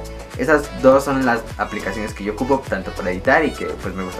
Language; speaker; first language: Spanish; native; Spanish